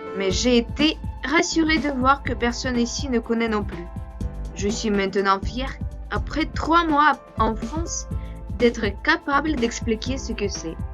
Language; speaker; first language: French; non-native, fluent; Russian